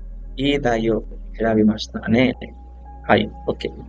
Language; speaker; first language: Japanese; non-native, fluent; Hindi